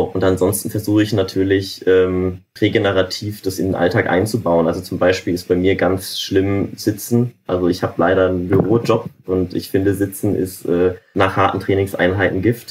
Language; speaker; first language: German; native; German